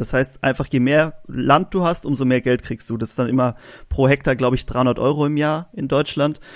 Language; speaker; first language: German; native; German